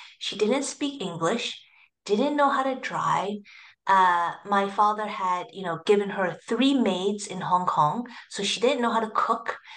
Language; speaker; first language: English; early bilingual, other home language; Cantonese